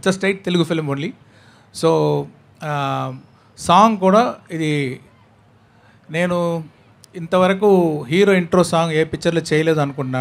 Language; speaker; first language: Telugu; non-native, learner; Tamil